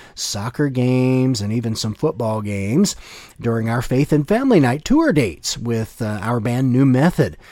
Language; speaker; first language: English; native; English